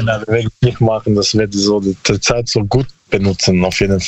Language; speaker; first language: German; non-native, learner; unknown